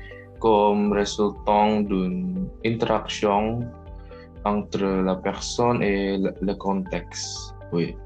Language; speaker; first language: French; non-native, learner; Indonesian